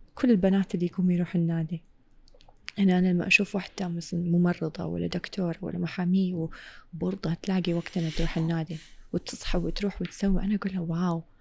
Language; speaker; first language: Arabic; non-native, local second language; English